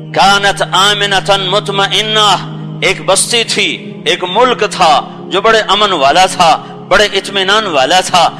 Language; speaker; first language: Urdu; non-native, local second language; Punjabi